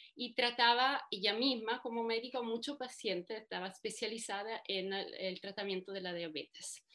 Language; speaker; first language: Spanish; non-native, fluent; Italian